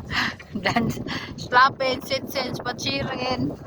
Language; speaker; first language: German; non-native, learner; Cebuano